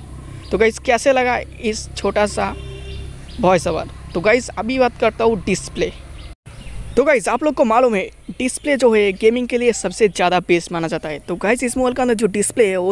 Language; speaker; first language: Hindi; non-native, local second language; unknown